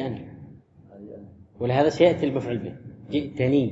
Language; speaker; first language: Arabic; native; Arabic